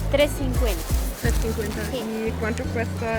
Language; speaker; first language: Spanish; non-native, learner; German